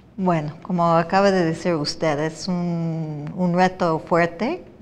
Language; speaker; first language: Spanish; non-native, fluent; English